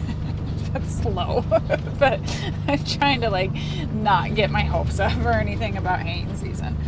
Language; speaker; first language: English; native; English